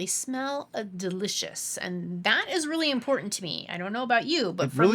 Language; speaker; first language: English; native; English